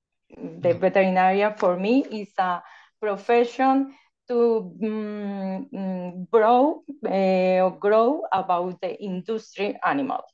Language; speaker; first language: English; non-native, learner; Spanish